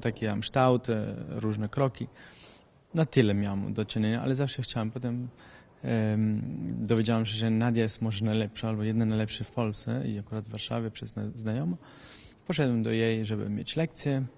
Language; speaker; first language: Polish; non-native, learner; Italian